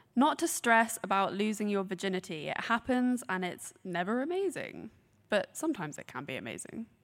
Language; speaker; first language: English; native; English